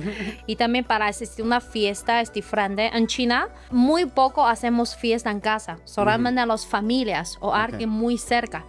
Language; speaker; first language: Spanish; non-native, learner; Chinese